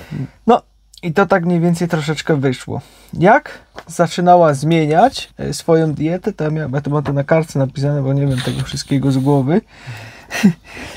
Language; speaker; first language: Polish; native; Polish